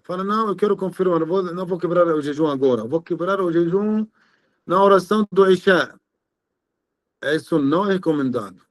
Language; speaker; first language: Portuguese; non-native, fluent; Arabic